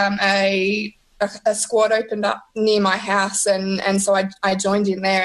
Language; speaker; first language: English; native; English